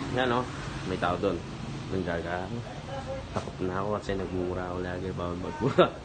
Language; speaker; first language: Filipino; non-native, local second language; Pampanga